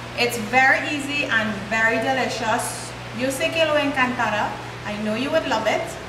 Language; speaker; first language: English; native; English